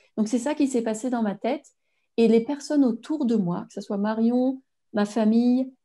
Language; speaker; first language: French; native; French